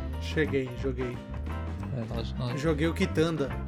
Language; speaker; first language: Portuguese; native; Portuguese